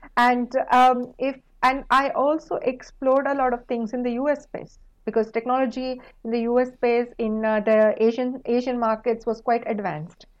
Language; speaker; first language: English; non-native, local second language; Kannada